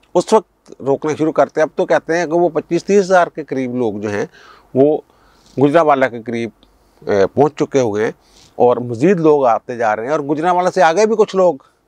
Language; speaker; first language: Urdu; non-native, local second language; Punjabi